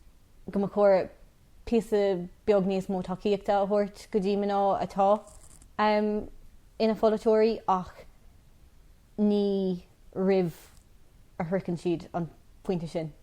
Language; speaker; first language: Irish; non-native, local second language; English